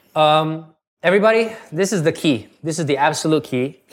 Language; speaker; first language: English; native; English